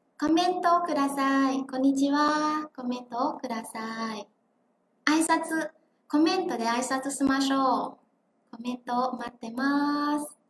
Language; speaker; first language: Japanese; non-native, fluent; Vietnamese